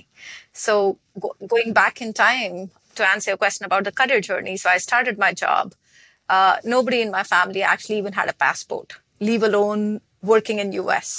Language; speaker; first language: English; non-native, local second language; Hindi